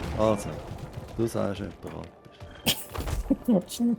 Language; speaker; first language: German; native; German